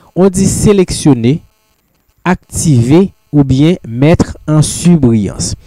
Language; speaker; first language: French; non-native, local second language; Haitian Creole